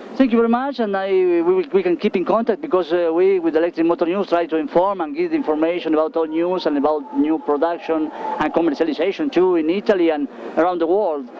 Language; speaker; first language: English; non-native, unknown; Italian